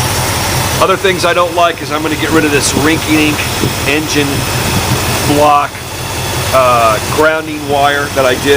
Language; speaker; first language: English; native; English